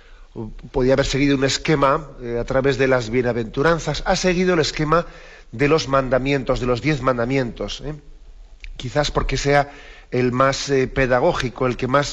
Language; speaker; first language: Spanish; native; Spanish